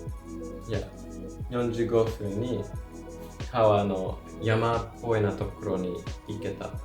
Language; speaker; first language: Japanese; non-native, learner; English